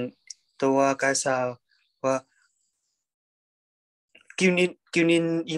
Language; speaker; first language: Japanese; non-native, learner; Vietnamese